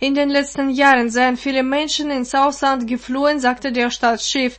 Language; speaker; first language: German; non-native, fluent; Russian